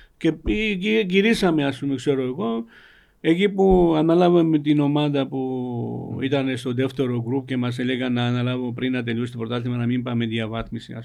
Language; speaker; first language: Greek; non-native, fluent; Georgian